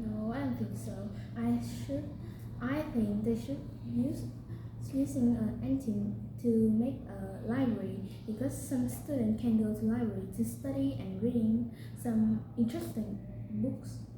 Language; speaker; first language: English; non-native, learner; Vietnamese